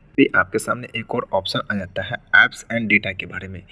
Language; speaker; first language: Hindi; native; Hindi